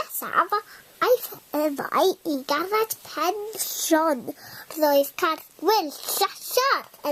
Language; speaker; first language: Welsh; non-native, local second language; English